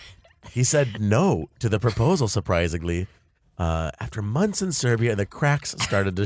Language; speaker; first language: English; native; English